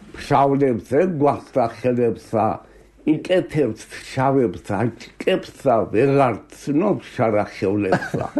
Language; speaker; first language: Georgian; native; Georgian